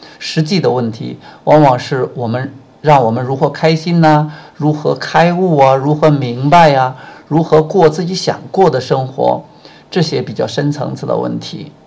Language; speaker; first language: Chinese; native; Chinese